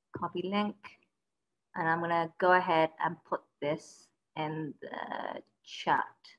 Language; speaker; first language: English; native; English